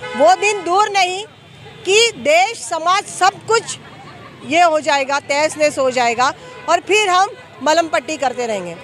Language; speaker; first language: Hindi; non-native, local second language; Marathi